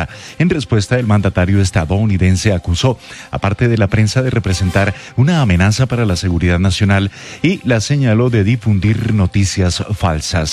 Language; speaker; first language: Spanish; native; Spanish